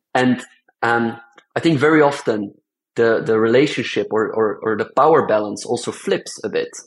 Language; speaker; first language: English; non-native, fluent; Dutch